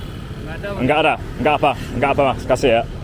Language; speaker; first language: Indonesian; non-native, learner; English